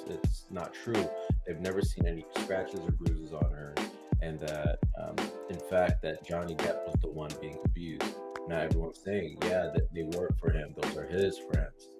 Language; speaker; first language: English; native; English